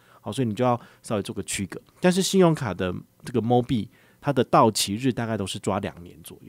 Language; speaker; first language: Chinese; native; Chinese